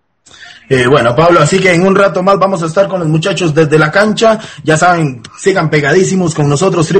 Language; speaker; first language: Spanish; native; Spanish